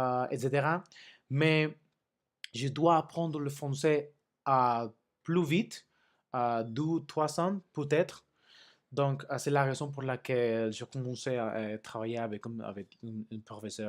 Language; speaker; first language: French; non-native, learner; Spanish